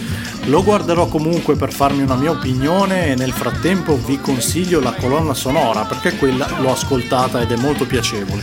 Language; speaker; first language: Italian; native; Italian